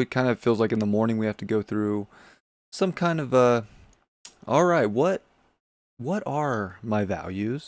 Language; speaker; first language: English; native; English